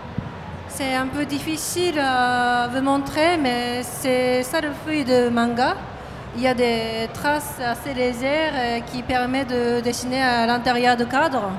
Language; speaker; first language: French; non-native, fluent; Japanese